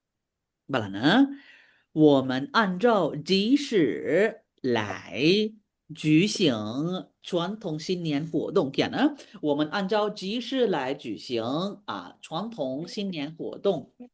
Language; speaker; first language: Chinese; non-native, fluent; Sinhala